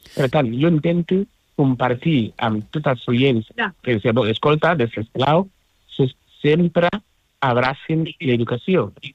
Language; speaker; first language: Catalan; non-native, fluent; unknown